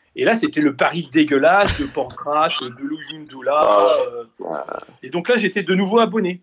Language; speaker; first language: French; native; French